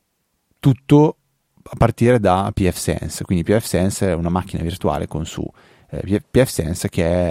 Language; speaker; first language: Italian; native; Italian